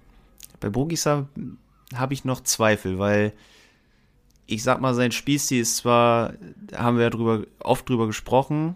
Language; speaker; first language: German; native; German